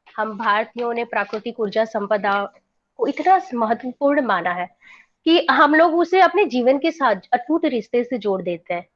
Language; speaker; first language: Hindi; non-native, local second language; Gujarati